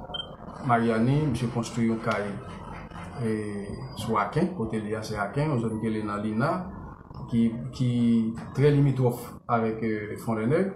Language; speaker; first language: French; non-native, local second language; Haitian Creole